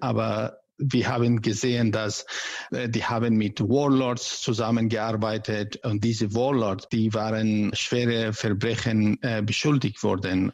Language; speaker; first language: German; non-native, learner; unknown